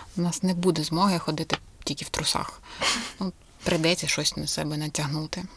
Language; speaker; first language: Ukrainian; non-native, local second language; Russian